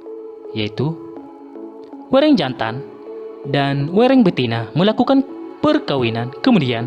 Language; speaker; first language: Indonesian; native; Indonesian